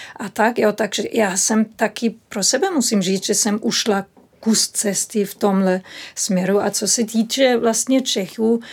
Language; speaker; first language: Czech; non-native, fluent; German